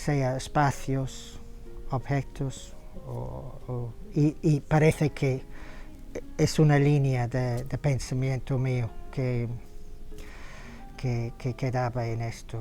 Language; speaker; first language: Spanish; non-native, fluent; English